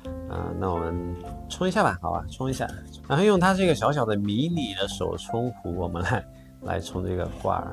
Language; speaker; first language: Chinese; native; Chinese